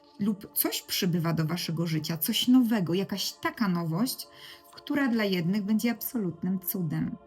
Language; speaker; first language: Polish; native; Polish